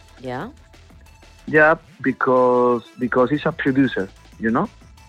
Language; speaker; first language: English; non-native, learner; Spanish